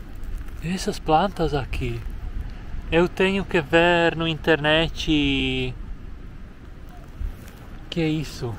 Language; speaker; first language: Portuguese; non-native, fluent; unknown